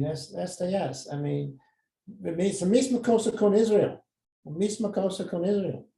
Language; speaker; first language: Spanish; non-native, fluent; English